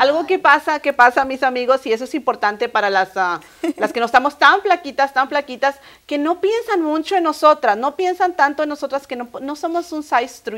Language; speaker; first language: Spanish; early bilingual, heritage; Spanish